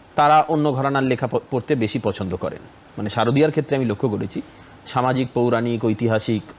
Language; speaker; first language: Bangla; native; Bangla